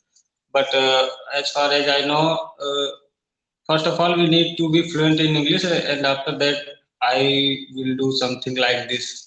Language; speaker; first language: English; non-native, learner; Hindi